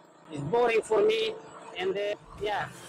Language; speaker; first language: English; non-native, learner; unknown